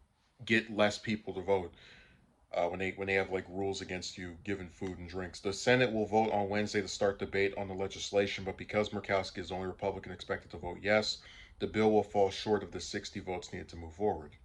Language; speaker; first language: English; native; English